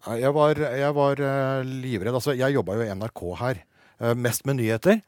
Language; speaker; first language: Norwegian; native; Norwegian